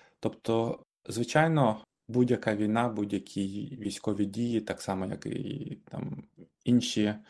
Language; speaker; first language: Ukrainian; native; Ukrainian